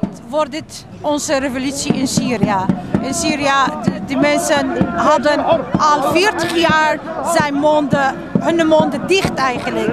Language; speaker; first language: Dutch; non-native, fluent; Arabic